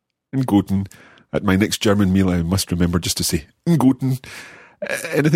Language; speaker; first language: German; non-native, learner; English